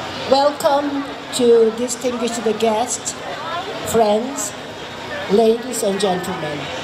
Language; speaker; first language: English; non-native, fluent; Korean